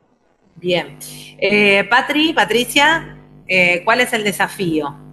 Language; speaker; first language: Spanish; native; Spanish